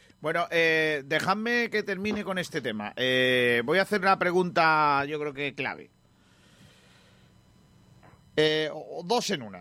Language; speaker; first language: Spanish; native; Spanish